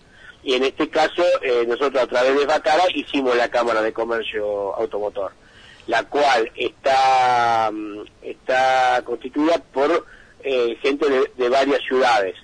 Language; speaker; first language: Spanish; native; Spanish